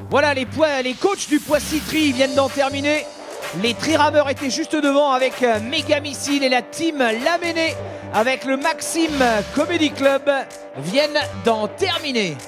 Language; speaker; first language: French; native; French